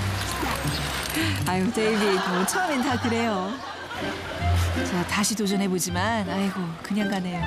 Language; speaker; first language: Korean; native; Korean